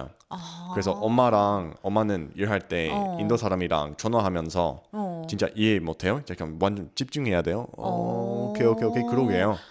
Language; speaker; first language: Korean; non-native, learner; English